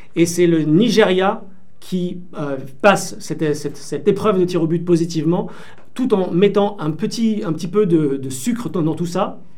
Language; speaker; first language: French; native; French